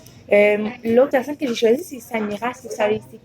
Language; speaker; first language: French; native; French